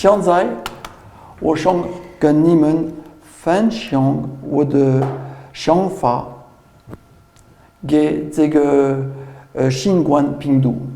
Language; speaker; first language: Chinese; non-native, learner; French